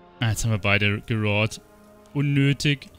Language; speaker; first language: German; native; German